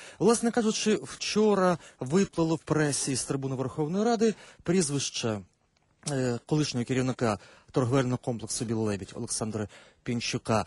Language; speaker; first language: Ukrainian; native; Ukrainian